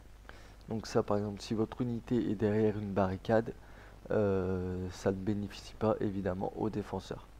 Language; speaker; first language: French; native; French